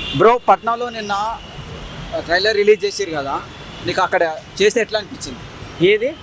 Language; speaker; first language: Telugu; native; Telugu